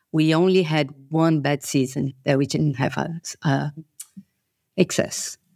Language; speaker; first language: English; non-native, fluent; Portuguese